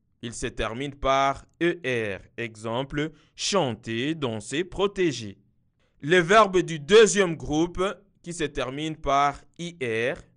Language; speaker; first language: French; non-native, local second language; Kinyarwanda